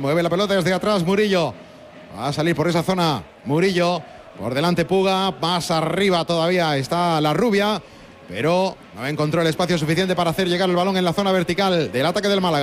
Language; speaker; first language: Spanish; native; Spanish